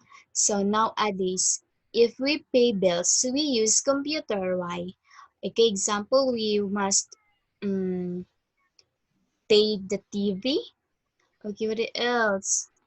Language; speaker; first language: English; non-native, fluent; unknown